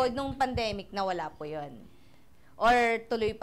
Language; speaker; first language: Filipino; native; Filipino